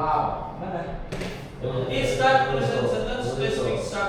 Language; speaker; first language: English; non-native, learner; Indonesian